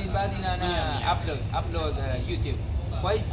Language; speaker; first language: Arabic; non-native, learner; Punjabi